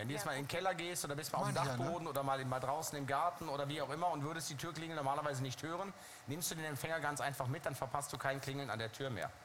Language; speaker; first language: German; native; German